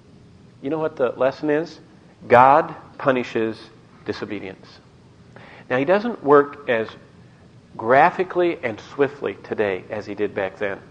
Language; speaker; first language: English; native; English